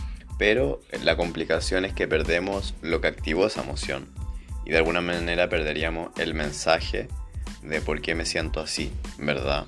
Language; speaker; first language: Spanish; native; Spanish